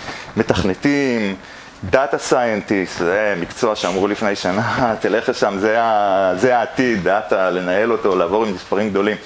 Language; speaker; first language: Hebrew; native; Hebrew